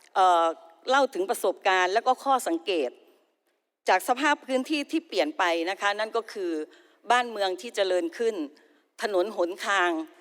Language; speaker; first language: Thai; native; Thai